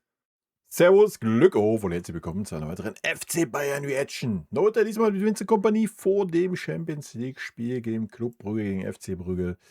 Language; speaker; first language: German; native; German